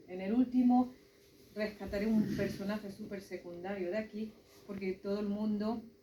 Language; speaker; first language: Spanish; native; Spanish